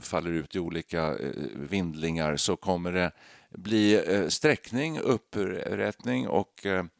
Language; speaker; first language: Swedish; native; Swedish